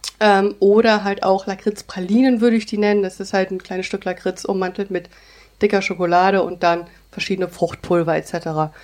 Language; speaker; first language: German; native; German